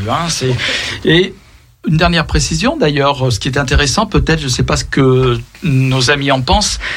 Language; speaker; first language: French; native; French